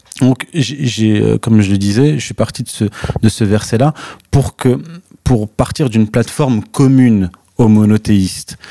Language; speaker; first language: French; early bilingual, other home language; Arabic